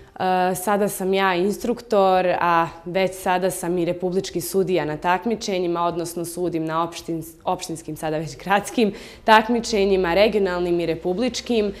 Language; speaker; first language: Croatian; native; Croatian